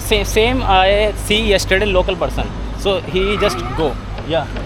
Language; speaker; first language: English; non-native, learner; Hindi